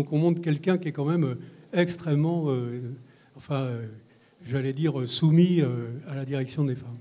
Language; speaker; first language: French; native; French